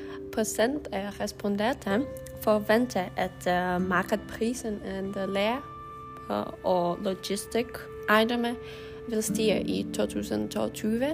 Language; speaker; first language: Danish; non-native, learner; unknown